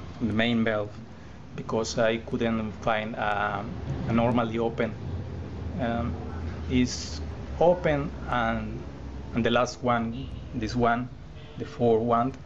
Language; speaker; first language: English; non-native, learner; Spanish